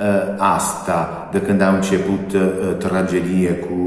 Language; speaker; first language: Romanian; non-native, learner; Italian